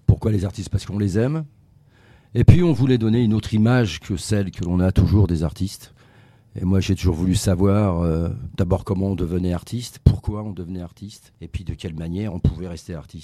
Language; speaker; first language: French; native; French